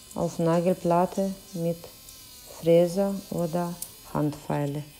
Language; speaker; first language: German; non-native, fluent; Russian